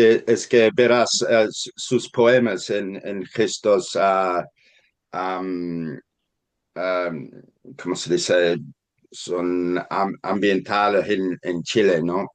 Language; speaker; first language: Spanish; non-native, fluent; English